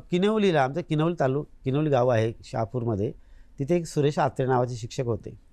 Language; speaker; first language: Marathi; native; Marathi